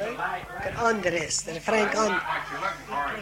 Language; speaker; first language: German; early bilingual, heritage; German